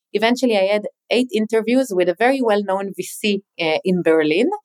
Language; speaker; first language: English; non-native, fluent; Hebrew